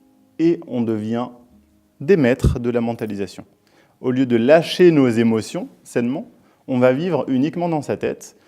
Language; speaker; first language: French; native; French